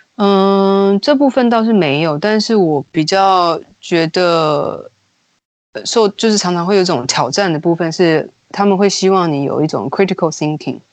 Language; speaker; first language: Chinese; native; Chinese